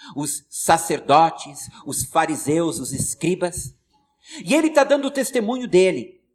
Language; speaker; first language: Portuguese; non-native, fluent; English